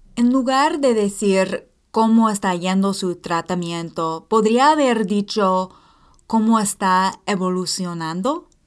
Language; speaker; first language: Spanish; non-native, fluent; English